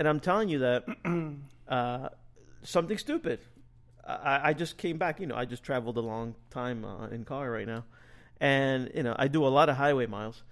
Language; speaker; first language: English; native; English